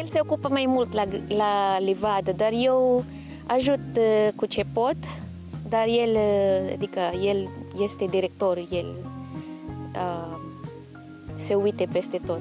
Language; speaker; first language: Romanian; non-native, fluent; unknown